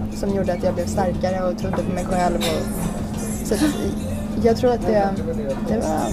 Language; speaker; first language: Swedish; early bilingual, heritage; English